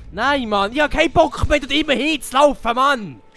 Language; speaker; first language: German; native; German